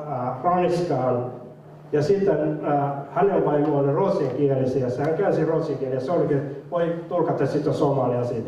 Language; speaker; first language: Finnish; non-native, fluent; Somali